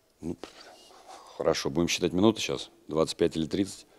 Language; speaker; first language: Russian; native; Russian